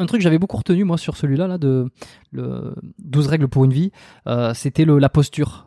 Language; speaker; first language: French; native; French